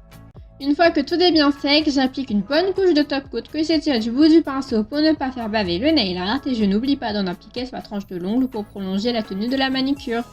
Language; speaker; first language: French; native; French